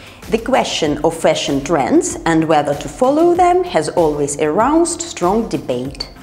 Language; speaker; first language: English; non-native, fluent; Russian